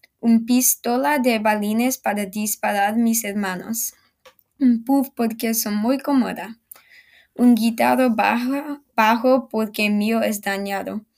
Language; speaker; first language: Spanish; non-native, learner; English